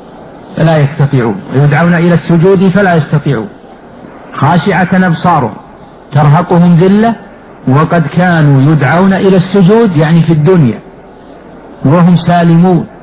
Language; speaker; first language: Arabic; native; Arabic